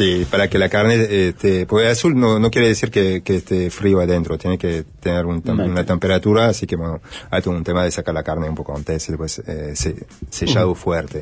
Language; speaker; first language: Spanish; non-native, fluent; French